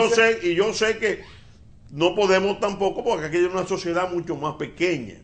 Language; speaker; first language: Spanish; native; Spanish